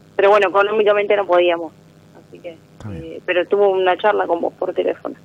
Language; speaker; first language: Spanish; native; Spanish